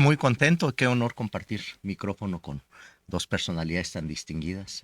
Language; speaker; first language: Spanish; native; Spanish